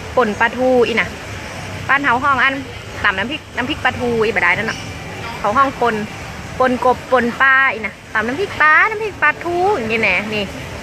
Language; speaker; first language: Thai; native; Thai